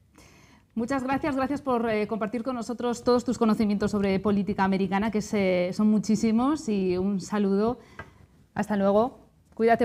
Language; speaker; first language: Spanish; native; Spanish